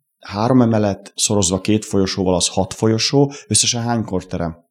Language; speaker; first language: Hungarian; native; Hungarian